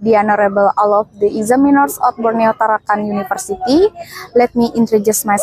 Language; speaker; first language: English; non-native, learner; Indonesian